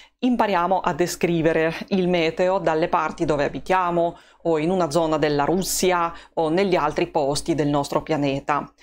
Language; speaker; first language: Italian; non-native, fluent; Russian